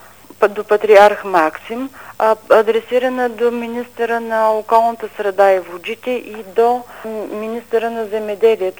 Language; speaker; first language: Bulgarian; native; Bulgarian